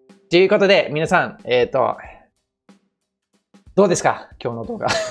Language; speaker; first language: Japanese; non-native, fluent; English